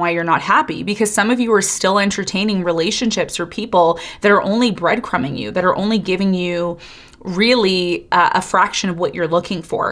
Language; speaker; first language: English; native; English